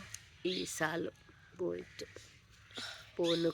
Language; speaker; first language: Malayalam; non-native, learner; Hindi